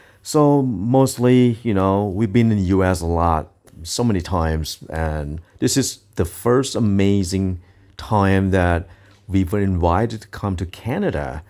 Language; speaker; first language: English; non-native, fluent; Thai